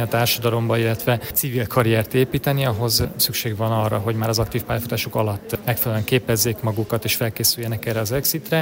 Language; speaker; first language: Hungarian; native; Hungarian